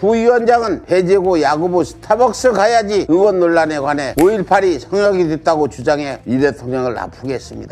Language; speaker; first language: Korean; native; Korean